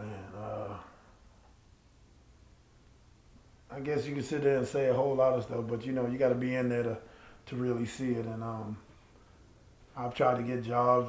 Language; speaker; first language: English; native; English